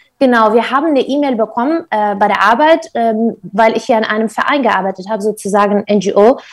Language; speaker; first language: German; non-native, fluent; Kurdish